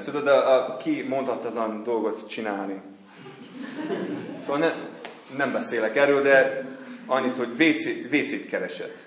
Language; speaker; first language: Hungarian; non-native, fluent; English